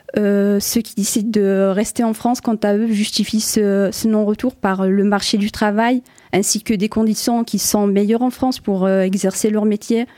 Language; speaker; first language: French; non-native, local second language; Arabic